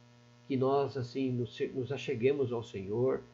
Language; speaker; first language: Portuguese; native; Portuguese